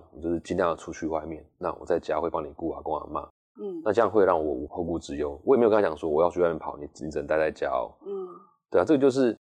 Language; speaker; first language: Chinese; native; Chinese